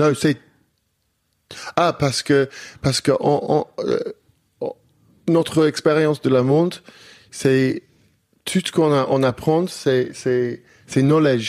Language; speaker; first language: French; non-native, learner; English